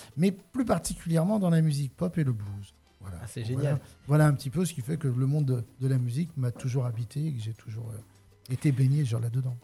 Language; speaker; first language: French; native; French